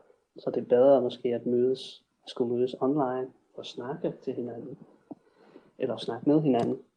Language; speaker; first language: Danish; non-native, fluent; English